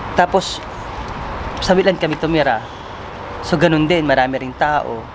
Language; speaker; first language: Filipino; native; Filipino